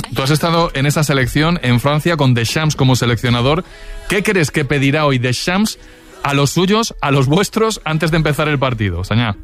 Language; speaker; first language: Spanish; native; Spanish